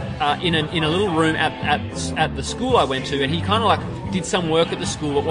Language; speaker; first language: English; native; English